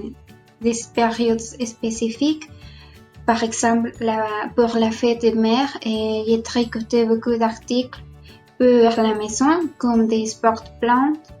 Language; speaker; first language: French; non-native, learner; Spanish